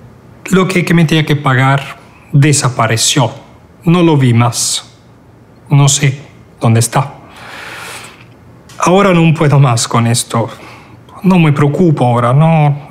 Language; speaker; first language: Spanish; non-native, fluent; Romanian